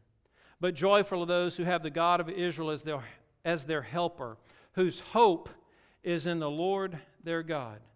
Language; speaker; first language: English; native; English